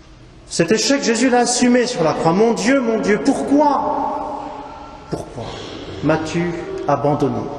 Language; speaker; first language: French; native; French